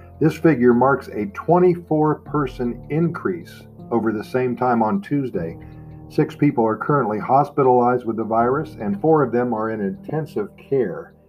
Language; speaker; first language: English; native; English